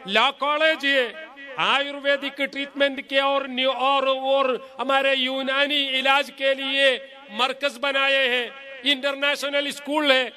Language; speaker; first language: Hindi; non-native, local second language; Malayalam